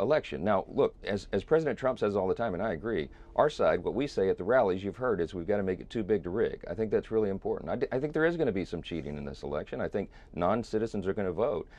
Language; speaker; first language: English; native; English